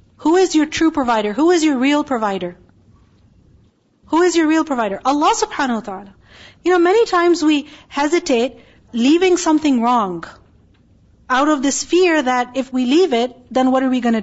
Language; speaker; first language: English; non-native, local second language; Urdu